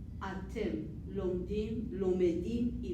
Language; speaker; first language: Hebrew; non-native, learner; English